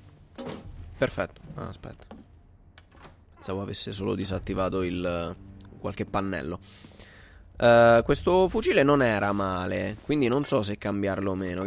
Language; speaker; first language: Italian; native; Italian